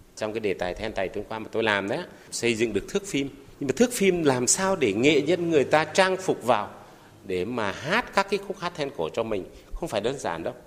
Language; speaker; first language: Vietnamese; non-native, local second language; Tày